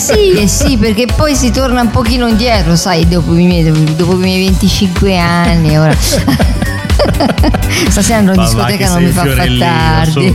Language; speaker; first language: Italian; native; Italian